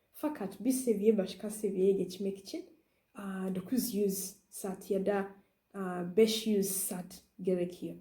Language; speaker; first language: Turkish; non-native, learner; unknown